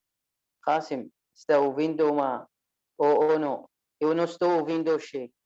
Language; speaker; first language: Portuguese; non-native, fluent; Arabic